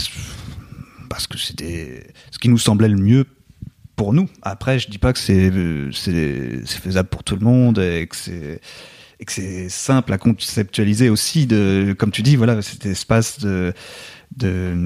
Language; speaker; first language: French; native; French